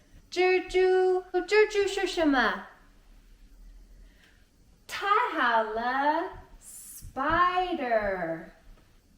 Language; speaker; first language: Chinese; non-native, learner; English